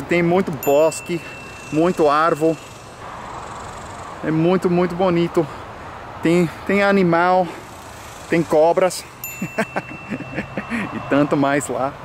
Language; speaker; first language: Portuguese; non-native, fluent; English